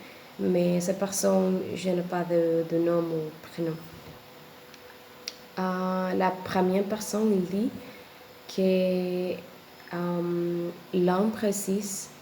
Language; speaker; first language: French; non-native, learner; Spanish